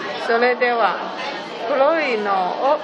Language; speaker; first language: Japanese; non-native, learner; Chinese